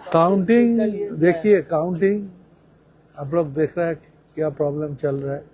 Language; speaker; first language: Hindi; non-native, local second language; Bangla